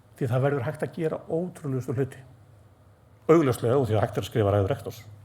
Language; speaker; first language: Icelandic; native; Icelandic